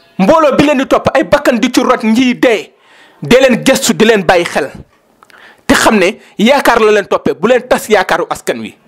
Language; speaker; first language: Wolof; native; Wolof